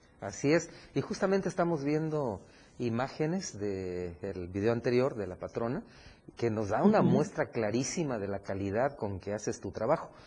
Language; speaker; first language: Spanish; native; Spanish